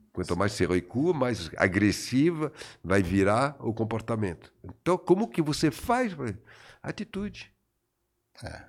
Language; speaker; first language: Portuguese; non-native, fluent; French